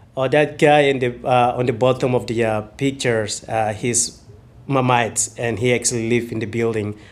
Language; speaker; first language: English; non-native, learner; Indonesian